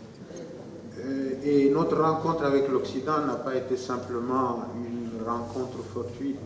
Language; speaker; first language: French; non-native, local second language; Wolof